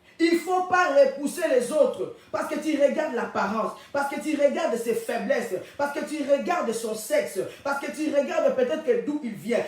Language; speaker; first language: French; non-native, local second language; Lingala